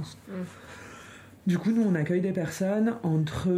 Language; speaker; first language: French; native; French